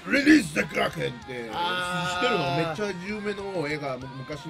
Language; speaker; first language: Japanese; non-native, learner; Spanish